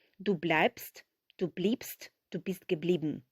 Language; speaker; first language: German; non-native, fluent; Ukrainian